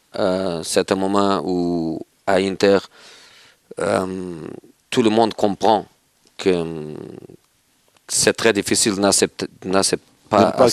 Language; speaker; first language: French; non-native, fluent; Portuguese